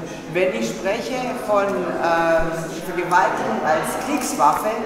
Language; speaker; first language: German; non-native, learner; Bosnian